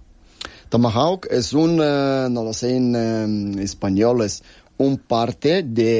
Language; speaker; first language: Spanish; non-native, learner; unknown